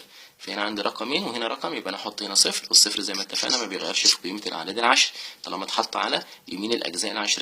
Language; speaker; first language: Arabic; native; Arabic